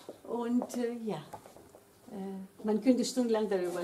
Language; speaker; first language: German; early bilingual, other home language; Greek